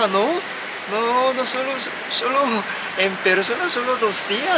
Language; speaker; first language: Spanish; non-native, fluent; Korean